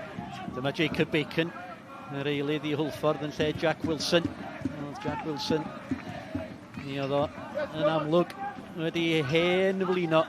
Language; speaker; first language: Welsh; native; Welsh